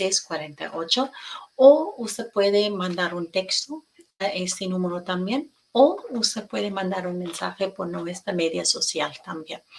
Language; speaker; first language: Spanish; non-native, fluent; English